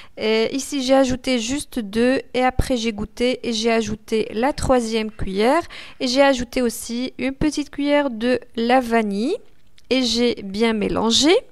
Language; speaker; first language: French; non-native, local second language; Arabic